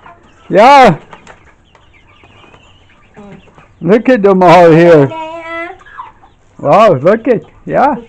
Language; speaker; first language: English; native; English